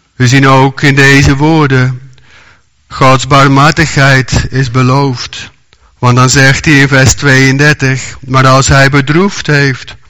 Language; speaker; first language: Dutch; native; Dutch